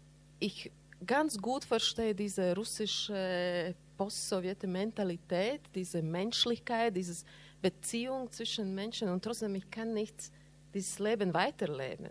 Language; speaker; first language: German; non-native, learner; Latvian